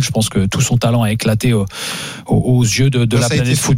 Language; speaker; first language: French; native; French